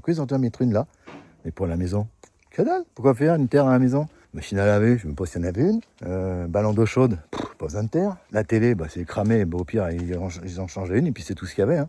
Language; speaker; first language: French; native; French